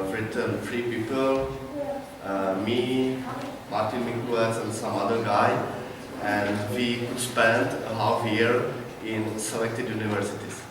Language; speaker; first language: English; non-native, learner; Czech